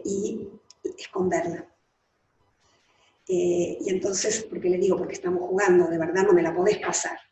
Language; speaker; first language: Spanish; native; Spanish